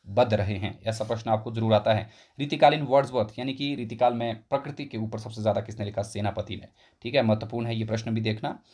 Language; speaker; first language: Hindi; native; Hindi